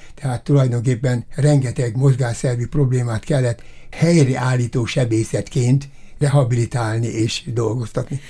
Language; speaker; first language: Hungarian; native; Hungarian